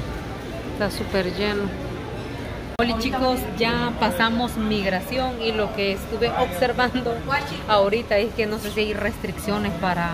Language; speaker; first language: Spanish; native; Spanish